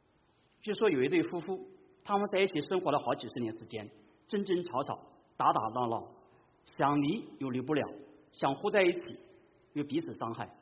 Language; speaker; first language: Chinese; native; Chinese